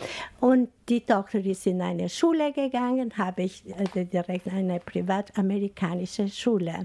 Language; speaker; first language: German; non-native, fluent; Albanian